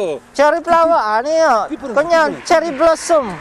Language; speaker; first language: Korean; non-native, learner; Filipino